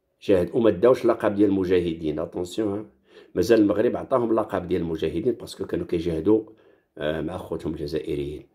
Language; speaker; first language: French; non-native, local second language; Arabic